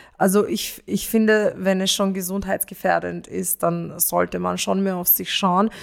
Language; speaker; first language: German; early bilingual, other home language; Romanian